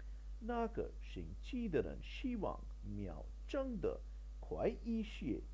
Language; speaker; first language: Chinese; non-native, learner; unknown